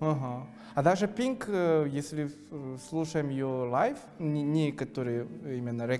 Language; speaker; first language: Russian; non-native, fluent; Korean